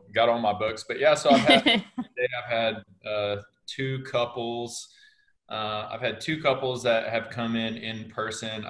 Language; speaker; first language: English; native; English